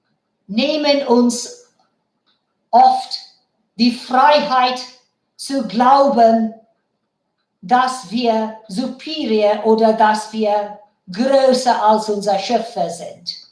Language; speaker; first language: German; non-native, fluent; Bangla